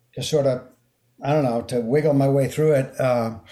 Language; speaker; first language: English; early bilingual, other home language; French